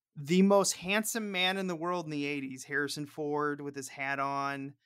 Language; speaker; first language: English; native; English